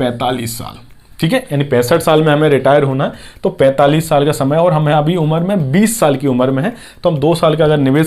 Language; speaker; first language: Hindi; native; Hindi